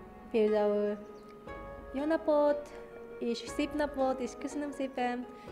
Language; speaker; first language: Hungarian; non-native, learner; Japanese